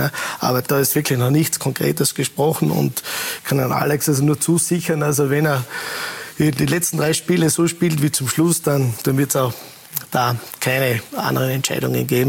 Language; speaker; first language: German; native; German